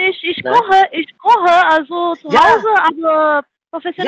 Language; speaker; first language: German; non-native, fluent; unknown